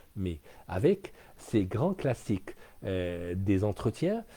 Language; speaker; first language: French; non-native, local second language; Arabic